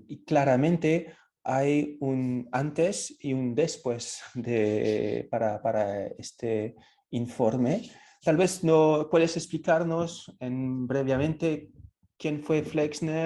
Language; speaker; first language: Spanish; non-native, fluent; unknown